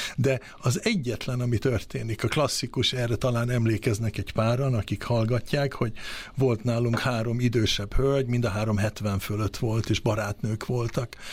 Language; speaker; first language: Hungarian; early bilingual, heritage; Swedish